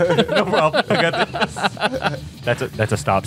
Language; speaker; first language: English; native; English